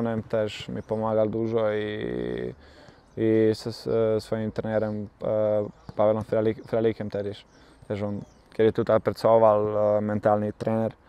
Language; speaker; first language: Polish; non-native, learner; Bosnian